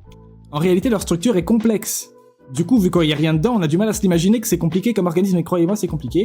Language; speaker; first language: French; native; French